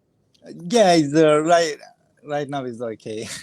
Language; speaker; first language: English; non-native, learner; Kurdish